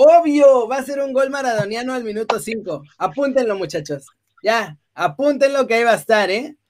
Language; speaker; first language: Spanish; native; Spanish